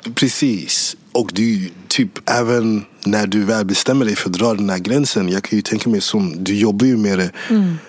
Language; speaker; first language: Swedish; early bilingual, other home language; English